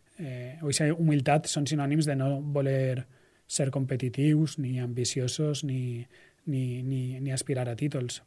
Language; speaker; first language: Catalan; native; Catalan